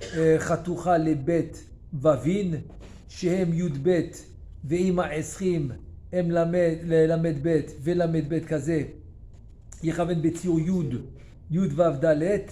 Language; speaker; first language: Hebrew; non-native, fluent; French